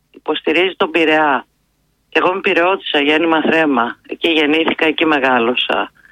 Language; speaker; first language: Greek; native; Greek